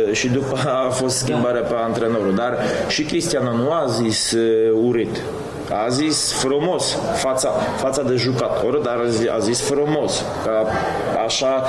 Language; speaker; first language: Romanian; non-native, fluent; Polish